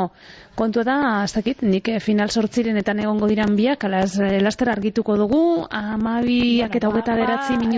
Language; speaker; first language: Basque; native; Basque